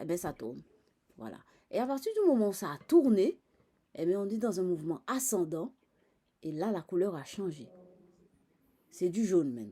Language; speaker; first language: French; native; French